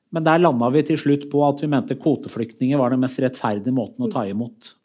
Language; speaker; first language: Norwegian; early bilingual, other home language; Persian